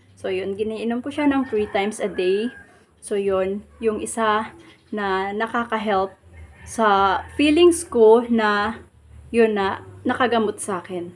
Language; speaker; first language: Filipino; non-native, local second language; Cebuano